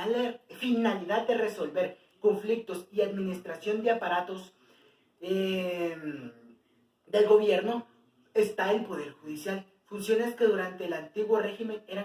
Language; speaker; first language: Spanish; native; Spanish